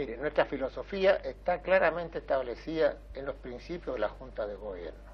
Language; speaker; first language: Spanish; native; Spanish